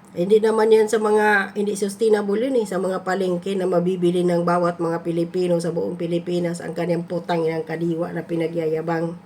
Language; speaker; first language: Filipino; non-native, local second language; Cebuano